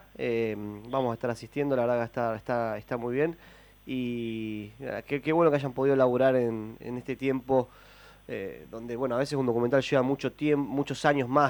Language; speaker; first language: Spanish; native; Spanish